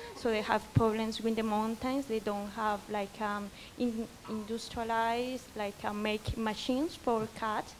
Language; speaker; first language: English; non-native, fluent; Spanish